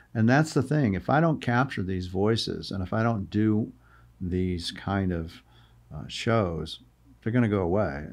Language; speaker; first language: English; native; English